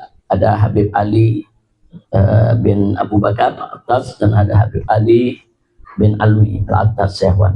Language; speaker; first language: Indonesian; native; Indonesian